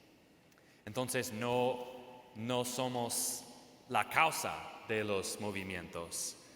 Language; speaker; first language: Spanish; non-native, fluent; English